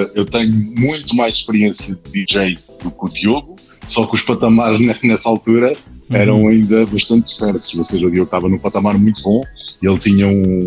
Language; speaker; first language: Portuguese; native; Portuguese